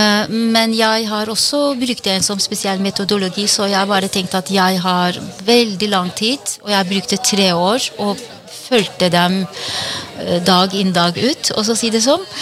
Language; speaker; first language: Norwegian; non-native, fluent; Turkish